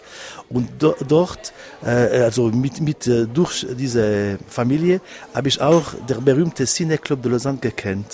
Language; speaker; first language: German; non-native, local second language; French